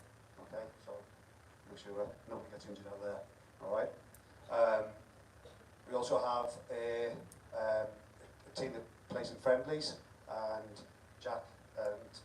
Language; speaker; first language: English; native; English